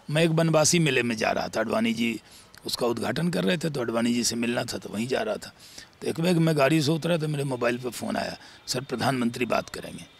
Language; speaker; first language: Hindi; native; Hindi